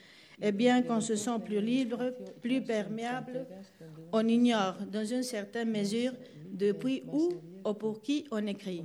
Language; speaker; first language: French; non-native, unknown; Spanish